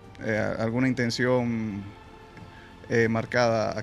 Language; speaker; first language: Spanish; native; Spanish